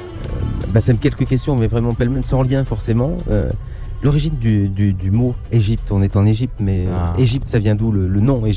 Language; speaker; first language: French; native; French